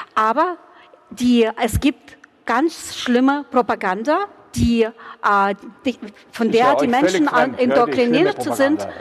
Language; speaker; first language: German; non-native, fluent; Ukrainian